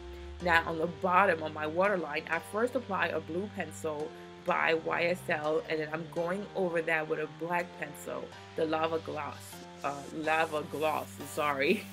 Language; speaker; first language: English; native; English